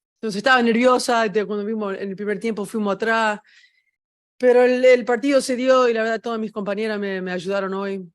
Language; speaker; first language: Spanish; early bilingual, heritage; Spanish